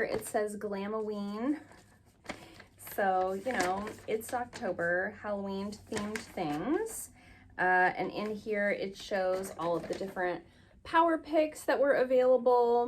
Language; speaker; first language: English; native; English